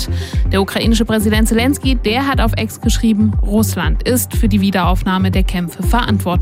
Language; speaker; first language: German; native; German